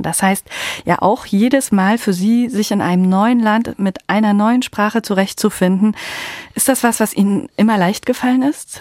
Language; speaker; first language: German; native; German